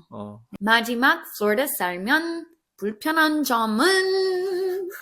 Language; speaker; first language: Korean; non-native, learner; English